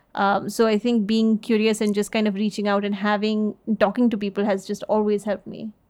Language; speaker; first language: English; native; English